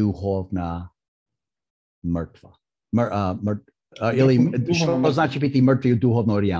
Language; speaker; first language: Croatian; early bilingual, heritage; English